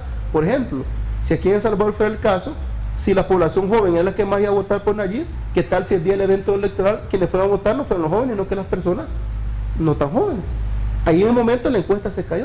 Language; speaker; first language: Spanish; native; Spanish